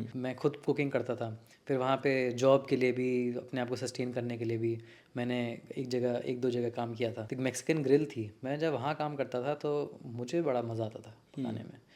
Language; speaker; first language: Hindi; native; Hindi